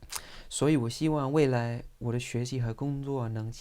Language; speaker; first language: Chinese; non-native, fluent; English